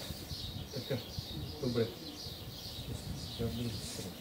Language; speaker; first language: Bulgarian; non-native, learner; Russian